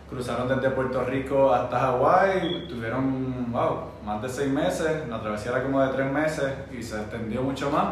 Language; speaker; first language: Spanish; native; Spanish